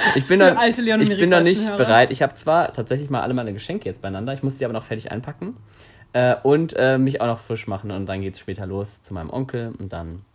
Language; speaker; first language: German; native; German